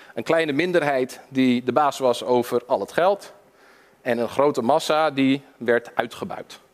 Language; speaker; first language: Dutch; early bilingual, other home language; English